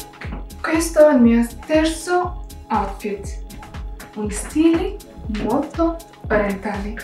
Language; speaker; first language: Italian; non-native, learner; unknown